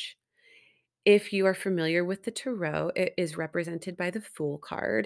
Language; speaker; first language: English; native; English